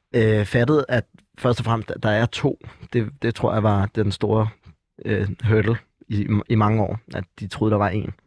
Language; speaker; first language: Danish; native; Danish